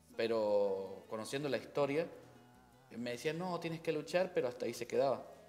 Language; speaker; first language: Spanish; native; Spanish